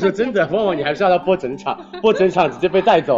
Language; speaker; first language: Chinese; native; Chinese